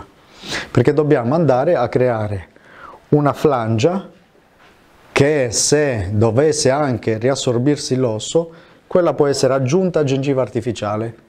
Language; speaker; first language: Italian; native; Italian